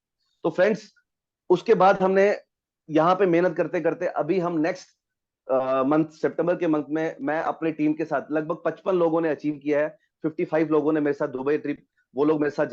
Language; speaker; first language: Hindi; native; Hindi